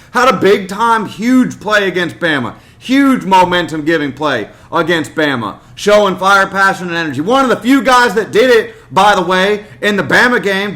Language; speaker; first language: English; native; English